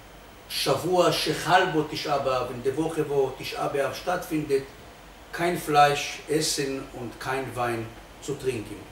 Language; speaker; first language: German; non-native, fluent; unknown